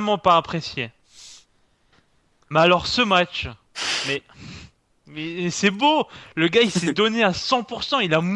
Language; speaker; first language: French; native; French